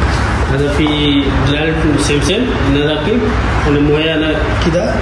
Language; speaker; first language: Arabic; non-native, learner; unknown